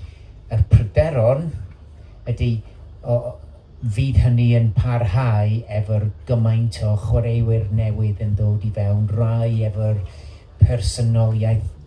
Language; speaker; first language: Welsh; non-native, local second language; English